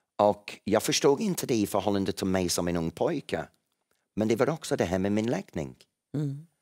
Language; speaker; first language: Swedish; non-native, fluent; English